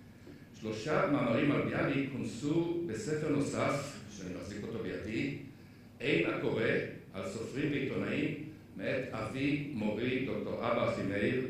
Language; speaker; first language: Hebrew; native; Hebrew